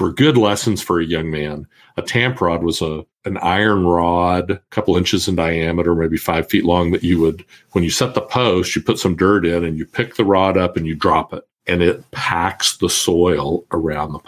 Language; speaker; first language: English; native; English